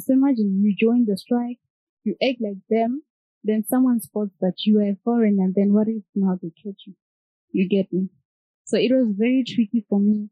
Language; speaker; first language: English; non-native, local second language; Shona